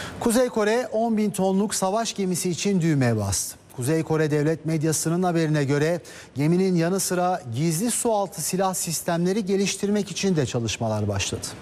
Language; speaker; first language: Turkish; native; Turkish